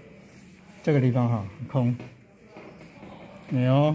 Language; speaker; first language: Chinese; native; Chinese